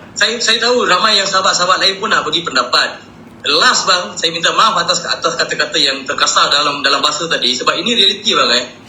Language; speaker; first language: Malay; non-native, local second language; Tamil